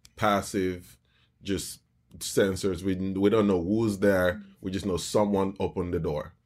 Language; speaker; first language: English; non-native, local second language; Yoruba